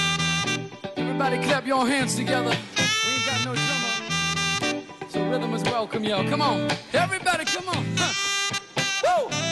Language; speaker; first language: English; non-native, fluent; Dutch